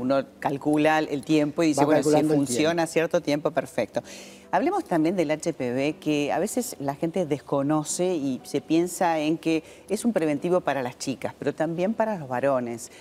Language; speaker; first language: Spanish; native; Spanish